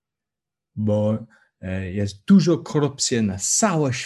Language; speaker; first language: Polish; non-native, learner; English